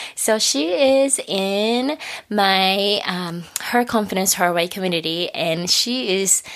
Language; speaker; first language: English; non-native, fluent; Japanese